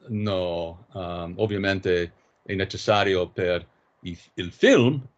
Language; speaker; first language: Italian; non-native, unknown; English